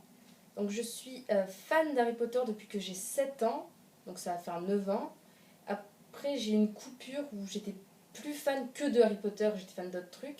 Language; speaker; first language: French; native; French